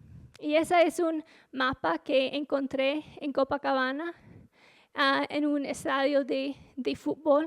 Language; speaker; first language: Spanish; non-native, fluent; English